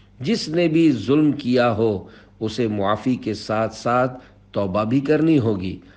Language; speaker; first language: Urdu; native; Urdu